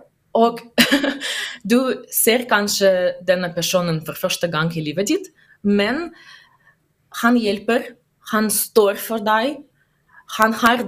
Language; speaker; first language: Norwegian; non-native, learner; Russian